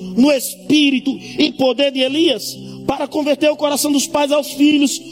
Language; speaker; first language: Portuguese; native; Portuguese